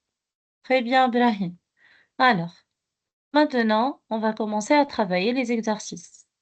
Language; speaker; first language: French; non-native, local second language; Arabic